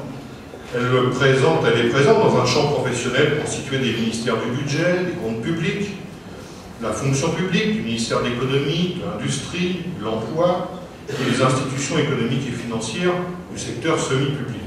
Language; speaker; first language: French; native; French